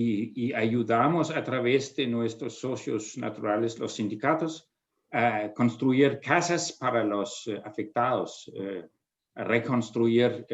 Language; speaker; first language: Spanish; non-native, fluent; Danish